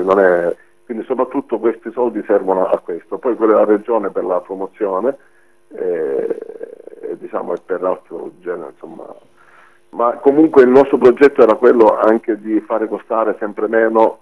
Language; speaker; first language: Italian; native; Italian